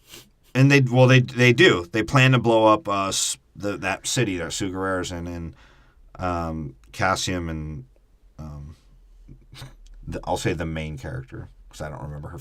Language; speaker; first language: English; native; English